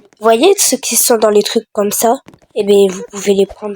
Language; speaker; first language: French; native; French